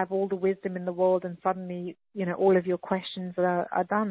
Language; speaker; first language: English; native; English